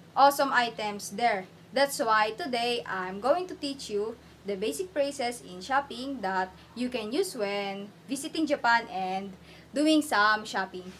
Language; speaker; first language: English; non-native, local second language; Filipino